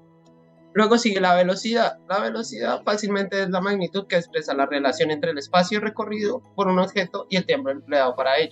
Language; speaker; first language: Spanish; native; Spanish